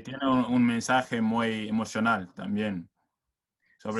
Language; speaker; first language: Spanish; non-native, learner; English